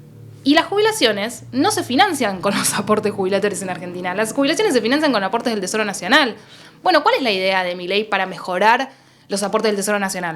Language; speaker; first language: Spanish; native; Spanish